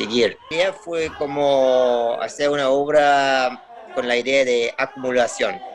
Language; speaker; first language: Spanish; non-native, learner; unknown